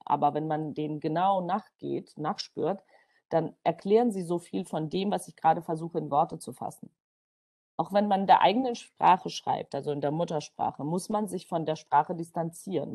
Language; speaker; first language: German; non-native, fluent; Georgian